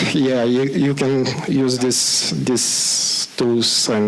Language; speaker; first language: English; non-native, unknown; Bulgarian